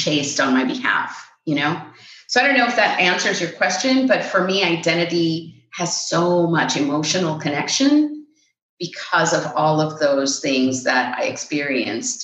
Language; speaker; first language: English; non-native, fluent; Spanish